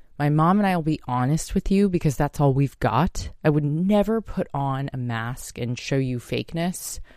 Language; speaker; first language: English; native; English